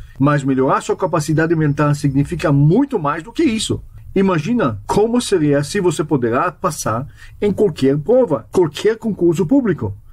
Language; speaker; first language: Portuguese; non-native, fluent; Hebrew